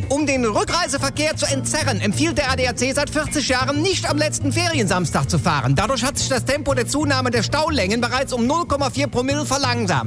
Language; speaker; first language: German; native; German